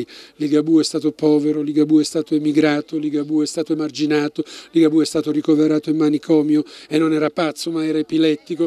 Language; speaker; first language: Italian; native; Italian